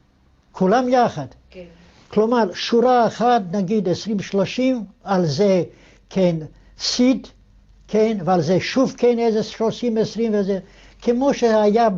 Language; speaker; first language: Hebrew; non-native, fluent; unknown